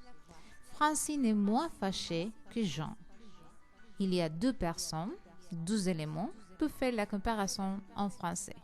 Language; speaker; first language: French; non-native, learner; Spanish